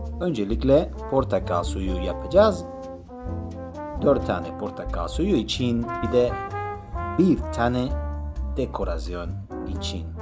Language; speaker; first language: Turkish; non-native, learner; Spanish